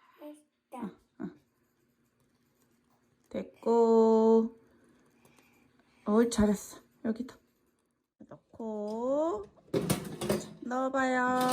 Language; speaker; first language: Korean; native; Korean